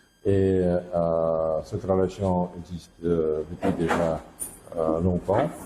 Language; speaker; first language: French; non-native, fluent; Russian